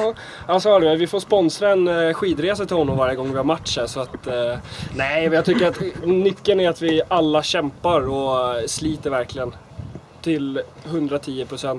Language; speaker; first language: Swedish; native; Swedish